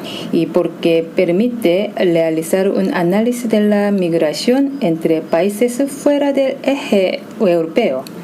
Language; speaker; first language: Spanish; non-native, fluent; Korean